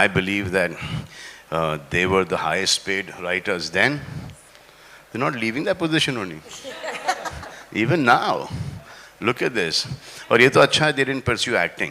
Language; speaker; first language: English; non-native, local second language; Hindi